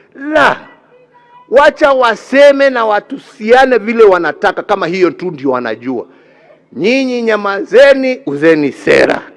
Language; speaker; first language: Swahili; non-native, local second language; Kikuyu